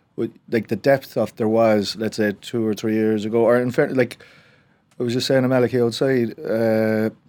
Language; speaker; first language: English; native; English